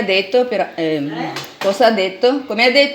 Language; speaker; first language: Italian; non-native, learner; Russian